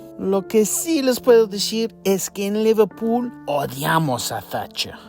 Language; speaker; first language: Spanish; non-native, fluent; English